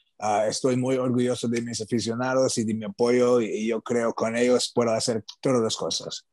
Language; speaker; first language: Spanish; non-native, learner; English